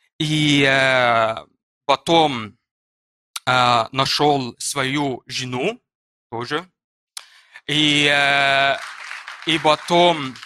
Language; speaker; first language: Russian; non-native, learner; Arabic